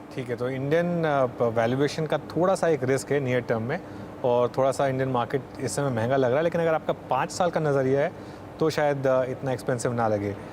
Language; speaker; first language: Hindi; native; Hindi